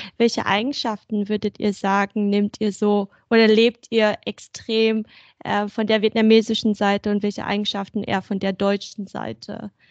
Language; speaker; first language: German; early bilingual, other home language; Vietnamese